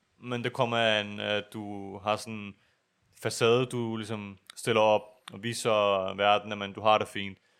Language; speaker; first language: Danish; early bilingual, other home language; Urdu